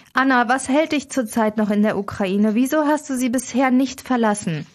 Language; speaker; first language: German; native; German